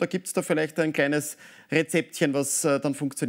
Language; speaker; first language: German; native; German